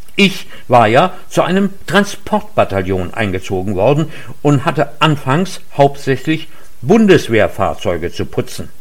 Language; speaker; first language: German; native; German